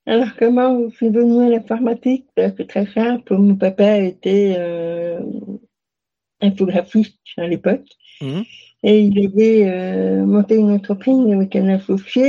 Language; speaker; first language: French; native; French